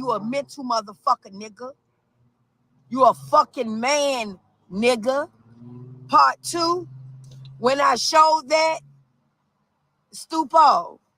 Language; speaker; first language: English; native; English